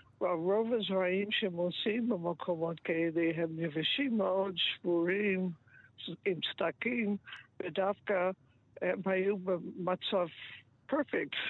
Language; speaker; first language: Hebrew; non-native, fluent; English